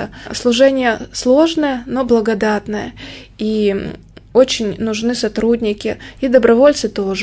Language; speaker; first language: Russian; native; Russian